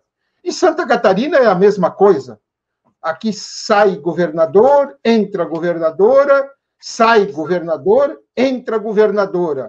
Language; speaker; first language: Portuguese; native; Portuguese